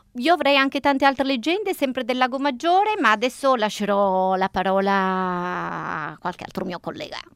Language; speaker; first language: Italian; native; Italian